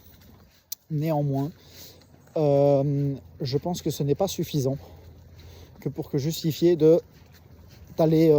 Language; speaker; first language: French; native; French